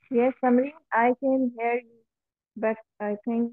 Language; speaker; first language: English; non-native, local second language; Urdu